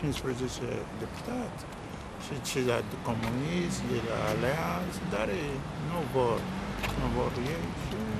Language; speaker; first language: Romanian; non-native, local second language; Russian